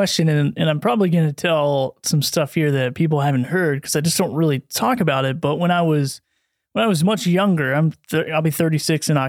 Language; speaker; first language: English; native; English